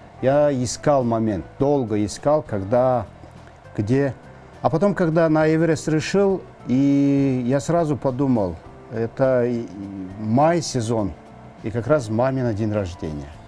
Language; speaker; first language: Russian; non-native, local second language; Kyrgyz